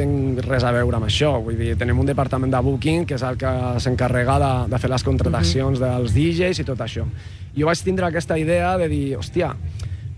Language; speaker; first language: Catalan; non-native, local second language; Spanish